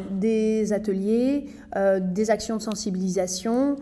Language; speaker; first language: French; native; French